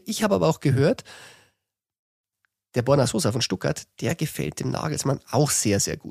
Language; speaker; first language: German; native; German